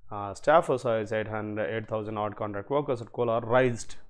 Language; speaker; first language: English; non-native, local second language; Telugu